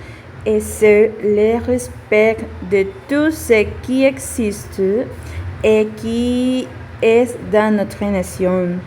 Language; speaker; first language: French; non-native, learner; Spanish